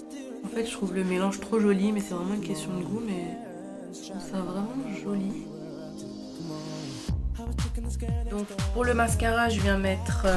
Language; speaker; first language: French; native; French